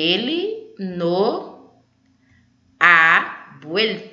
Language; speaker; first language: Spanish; non-native, learner; Portuguese